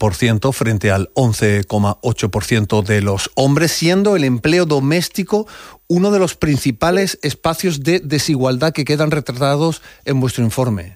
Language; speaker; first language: Spanish; native; Spanish